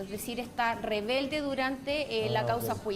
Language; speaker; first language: Spanish; native; Spanish